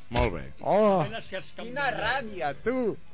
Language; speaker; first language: Catalan; non-native, local second language; Spanish